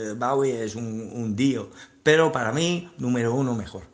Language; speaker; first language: Spanish; non-native, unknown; English